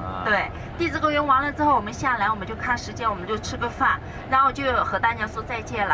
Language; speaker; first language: Chinese; native; Chinese